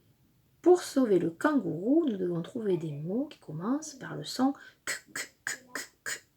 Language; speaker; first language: French; native; French